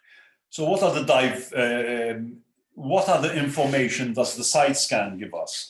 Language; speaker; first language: English; non-native, local second language; Maltese